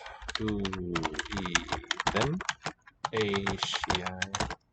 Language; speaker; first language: Welsh; non-native, learner; English